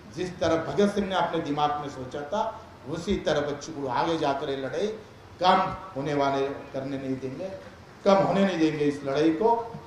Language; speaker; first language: Hindi; non-native, local second language; Marathi